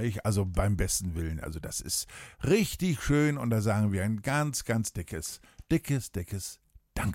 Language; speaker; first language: German; native; German